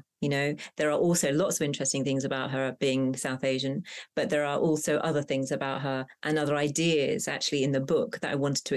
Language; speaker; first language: English; non-native, local second language; Punjabi